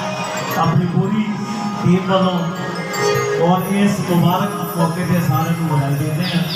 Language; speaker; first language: Hindi; non-native, local second language; Punjabi